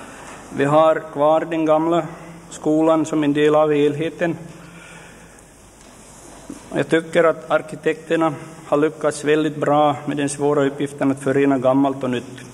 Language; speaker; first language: Swedish; native; Swedish